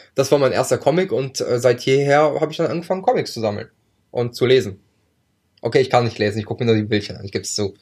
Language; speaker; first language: German; early bilingual, other home language; Ukrainian